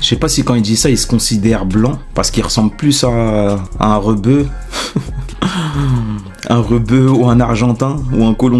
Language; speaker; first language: French; native; French